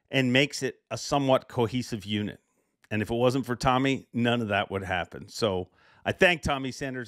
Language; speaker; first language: English; native; English